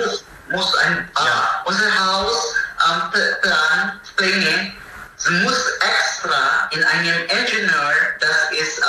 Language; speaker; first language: German; non-native, learner; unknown